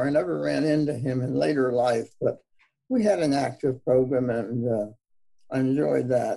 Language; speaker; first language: English; native; English